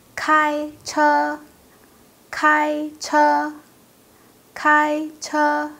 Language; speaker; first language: Chinese; non-native, fluent; Indonesian